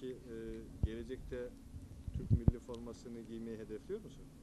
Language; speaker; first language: Turkish; native; Turkish